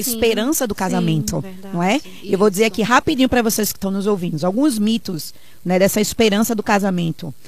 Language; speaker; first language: Portuguese; native; Portuguese